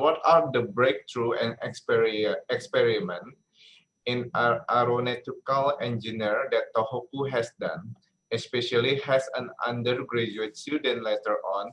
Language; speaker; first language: English; non-native, learner; Indonesian